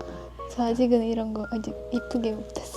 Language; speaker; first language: Korean; non-native, fluent; Indonesian